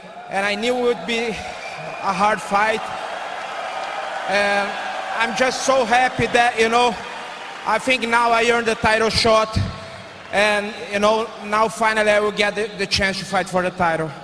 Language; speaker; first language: English; non-native, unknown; Portuguese